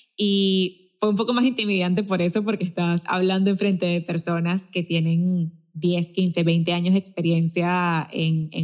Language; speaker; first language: Spanish; native; Spanish